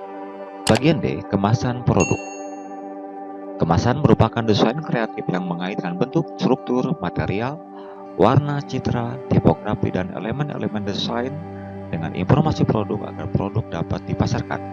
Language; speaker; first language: Indonesian; native; Indonesian